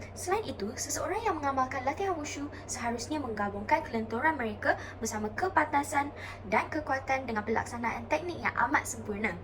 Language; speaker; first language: Malay; non-native, local second language; Chinese